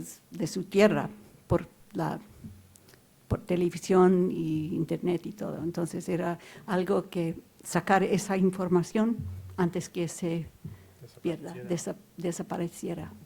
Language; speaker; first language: Spanish; non-native, local second language; English